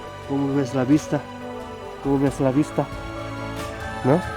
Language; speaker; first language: Spanish; non-native, fluent; Korean